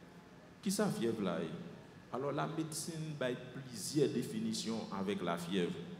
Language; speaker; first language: French; non-native, local second language; Haitian Creole